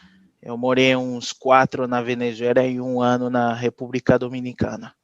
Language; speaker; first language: Portuguese; non-native, fluent; Haitian Creole